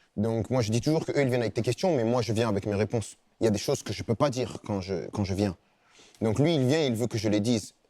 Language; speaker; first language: French; native; French